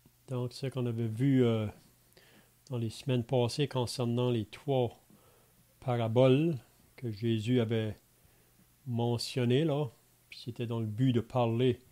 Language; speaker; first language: French; native; French